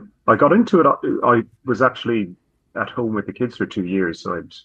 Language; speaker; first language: English; native; English